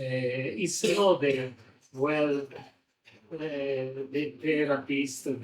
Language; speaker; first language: English; non-native, learner; Italian